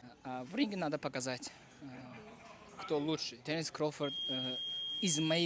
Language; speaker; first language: Russian; non-native, fluent; Uzbek